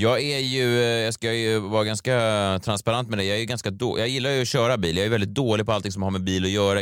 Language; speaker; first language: Swedish; native; Swedish